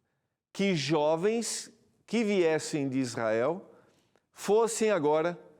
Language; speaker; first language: Portuguese; native; Portuguese